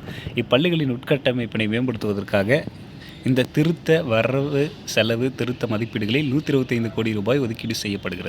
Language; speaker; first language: Tamil; native; Tamil